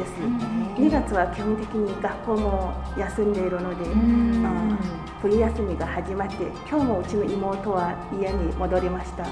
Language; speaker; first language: Japanese; non-native, fluent; Chinese